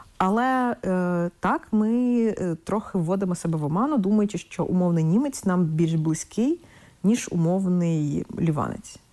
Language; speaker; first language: Ukrainian; non-native, local second language; Russian